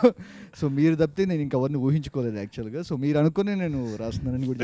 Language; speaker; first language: Telugu; native; Telugu